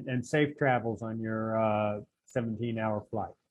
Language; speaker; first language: English; native; English